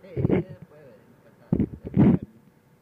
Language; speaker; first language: Spanish; non-native, local second language; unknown